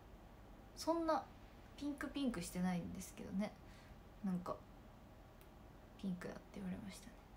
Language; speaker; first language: Japanese; native; Japanese